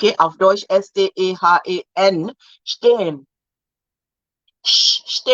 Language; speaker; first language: German; non-native, fluent; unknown